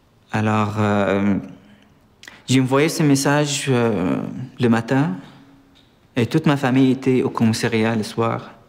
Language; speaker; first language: French; non-native, fluent; Arabic